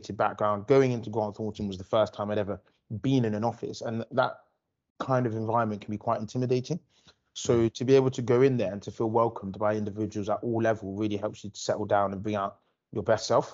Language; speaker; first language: English; native; English